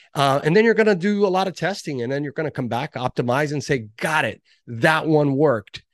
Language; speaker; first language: English; early bilingual, other home language; Portuguese